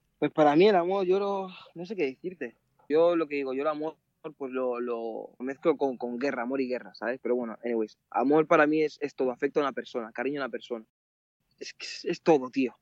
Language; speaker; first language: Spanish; early bilingual, other home language; Mandingo